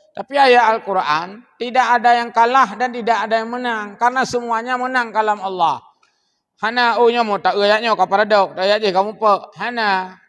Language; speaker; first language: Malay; non-native, local second language; Achinese